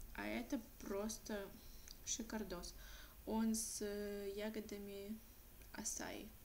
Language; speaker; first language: Russian; non-native, local second language; Ukrainian